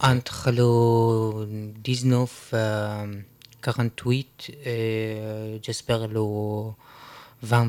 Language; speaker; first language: French; non-native, learner; Arabic